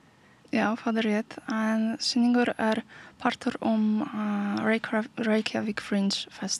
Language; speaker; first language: Icelandic; non-native, learner; Polish